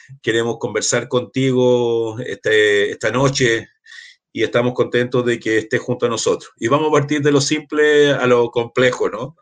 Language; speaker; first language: Spanish; native; Spanish